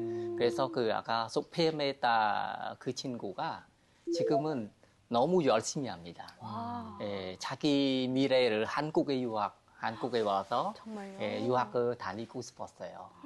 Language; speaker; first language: Korean; non-native, fluent; Khmer